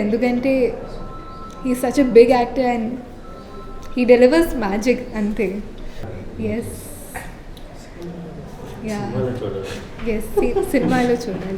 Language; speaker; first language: Telugu; non-native, local second language; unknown